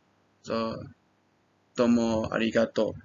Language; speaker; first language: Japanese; non-native, learner; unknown